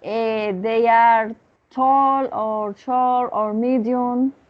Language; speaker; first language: English; non-native, learner; Spanish